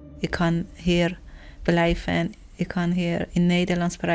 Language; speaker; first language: Dutch; non-native, learner; Persian